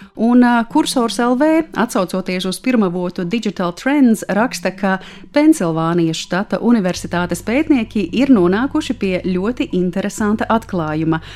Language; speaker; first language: Latvian; native; Latvian